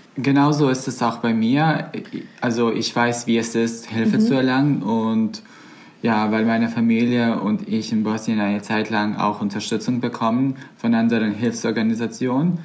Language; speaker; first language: German; non-native, fluent; Croatian